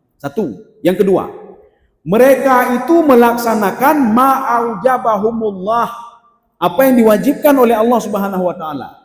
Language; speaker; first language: Malay; non-native, local second language; Achinese